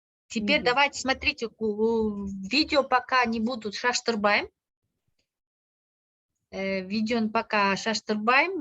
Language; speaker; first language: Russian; non-native, local second language; Kyrgyz